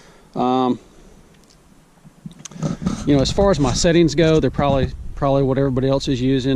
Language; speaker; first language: English; native; English